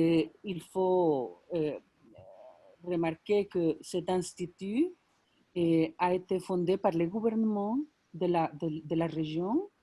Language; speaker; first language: French; non-native, fluent; Spanish